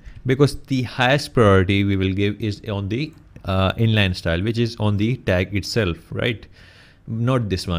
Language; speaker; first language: English; non-native, local second language; Urdu